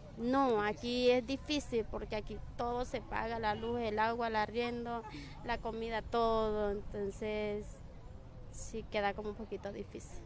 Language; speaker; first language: Spanish; native; Spanish